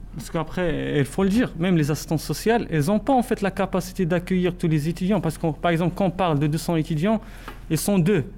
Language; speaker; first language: French; non-native, local second language; Arabic